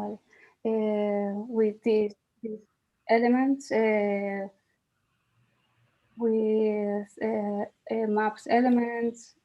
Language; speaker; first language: English; non-native, learner; Spanish